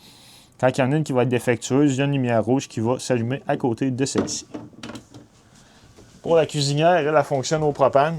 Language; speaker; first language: French; native; French